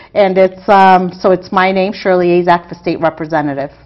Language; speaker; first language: English; native; English